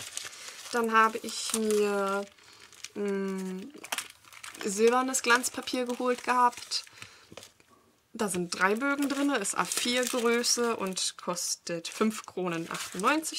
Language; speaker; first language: German; native; German